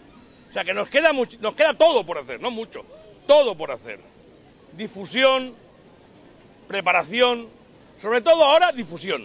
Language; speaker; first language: Spanish; native; Spanish